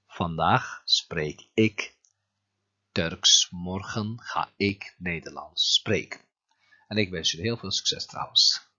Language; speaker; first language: Dutch; non-native, fluent; Turkish